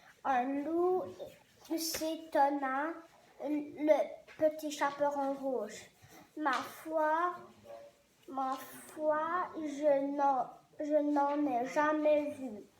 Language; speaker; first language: French; non-native, learner; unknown